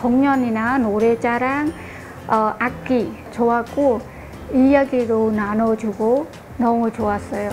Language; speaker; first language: Korean; non-native, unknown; Khmer